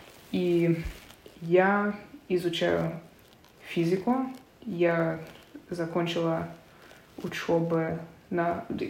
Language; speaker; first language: Russian; non-native, fluent; English